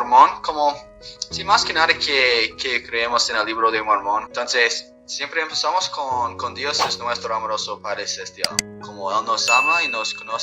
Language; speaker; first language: Spanish; non-native, fluent; English